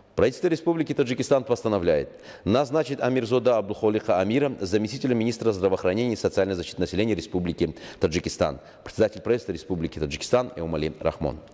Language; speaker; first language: Russian; non-native, local second language; Tajik